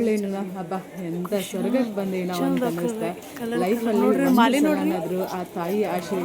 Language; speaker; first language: Kannada; native; Kannada